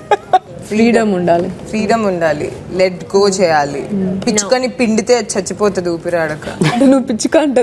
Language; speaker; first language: Telugu; native; Telugu